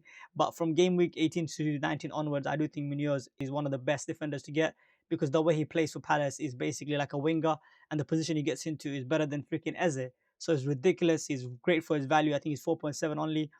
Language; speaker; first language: English; native; English